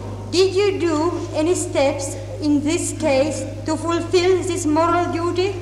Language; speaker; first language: English; non-native, fluent; Czech